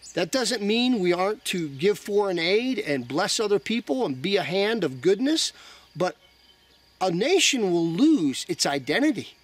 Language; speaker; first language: English; native; English